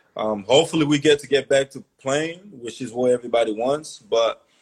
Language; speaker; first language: English; early bilingual, other home language; Portuguese